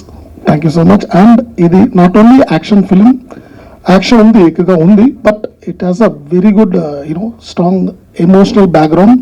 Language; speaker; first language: Telugu; non-native, learner; Tamil